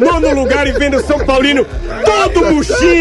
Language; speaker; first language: Portuguese; native; Portuguese